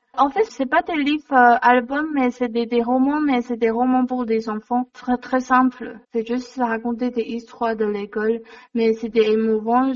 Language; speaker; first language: French; non-native, learner; Chinese